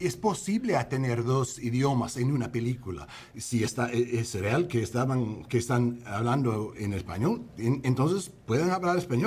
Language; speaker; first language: Spanish; non-native, learner; English